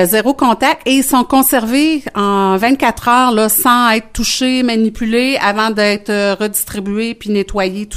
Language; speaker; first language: French; native; French